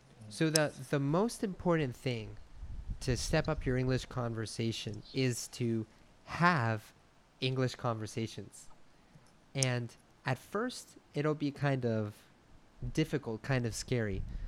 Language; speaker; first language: English; native; English